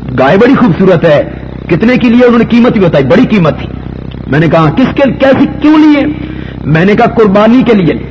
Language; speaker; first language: Urdu; non-native, local second language; Punjabi